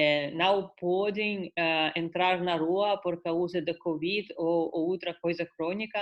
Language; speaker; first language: Portuguese; non-native, fluent; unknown